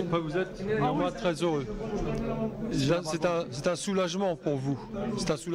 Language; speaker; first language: French; native; French